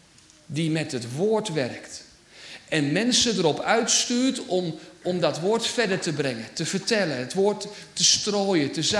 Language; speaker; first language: Dutch; native; Dutch